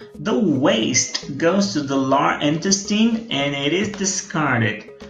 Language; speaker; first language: English; non-native, fluent; Portuguese